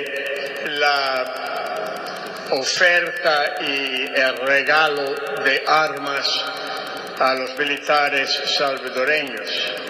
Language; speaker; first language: Spanish; non-native, fluent; English